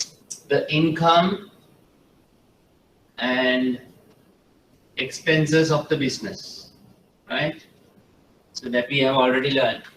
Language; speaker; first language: English; non-native, local second language; Sinhala